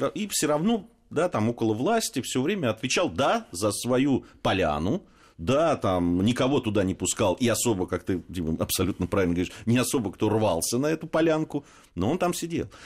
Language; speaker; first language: Russian; native; Russian